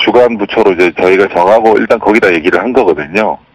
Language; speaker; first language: Korean; native; Korean